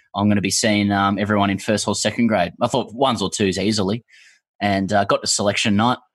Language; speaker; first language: English; native; English